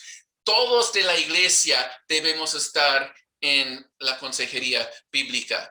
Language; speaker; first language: Spanish; non-native, fluent; English